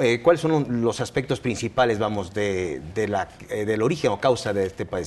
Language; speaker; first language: Spanish; native; Spanish